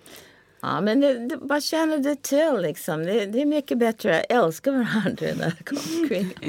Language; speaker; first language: Swedish; non-native, fluent; English